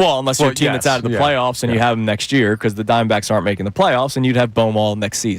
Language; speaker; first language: English; native; English